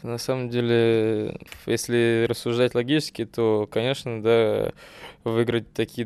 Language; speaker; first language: Russian; native; Russian